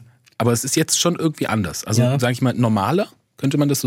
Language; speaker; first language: German; native; German